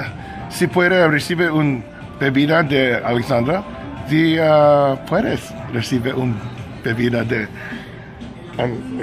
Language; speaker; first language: Spanish; non-native, learner; English